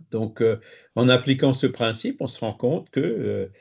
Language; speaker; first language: French; native; French